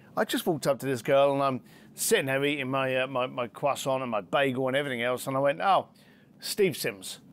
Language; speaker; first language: English; native; English